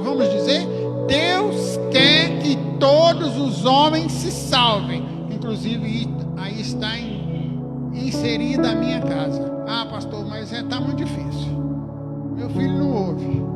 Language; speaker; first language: Portuguese; native; Portuguese